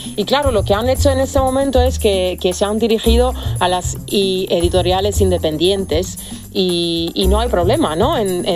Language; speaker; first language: Spanish; non-native, fluent; Serbian